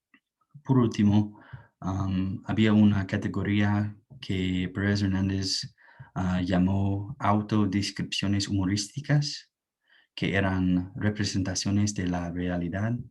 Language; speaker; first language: Spanish; non-native, fluent; English